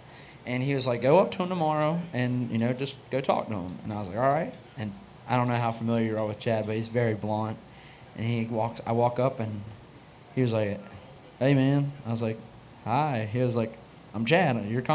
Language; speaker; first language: English; native; English